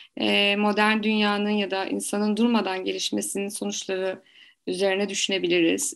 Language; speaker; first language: Turkish; native; Turkish